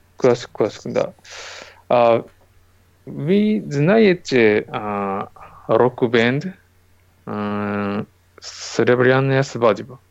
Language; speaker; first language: Russian; non-native, learner; Japanese